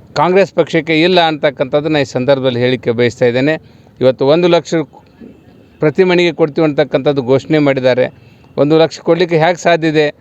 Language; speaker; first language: Kannada; native; Kannada